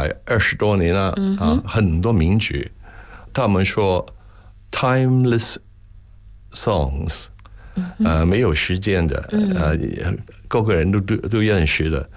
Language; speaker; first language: Chinese; non-native, local second language; Cantonese